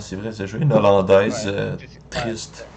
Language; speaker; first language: French; native; French